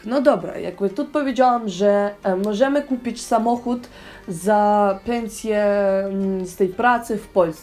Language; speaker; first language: Polish; non-native, learner; Ukrainian